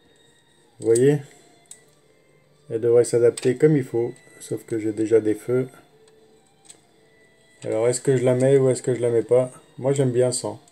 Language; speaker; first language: French; native; French